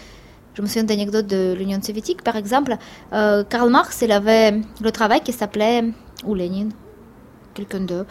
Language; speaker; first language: French; non-native, fluent; Russian